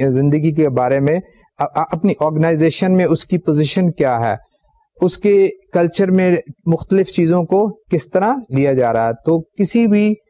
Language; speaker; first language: Urdu; native; Urdu